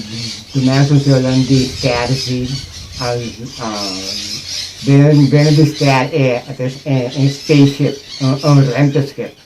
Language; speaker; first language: Dutch; non-native, local second language; Papiamento